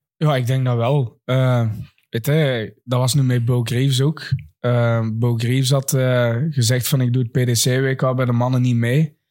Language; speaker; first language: Dutch; native; Dutch